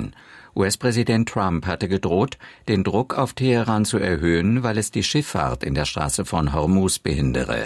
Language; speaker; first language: German; native; German